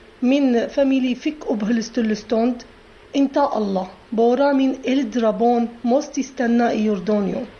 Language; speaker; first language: Swedish; non-native, learner; Arabic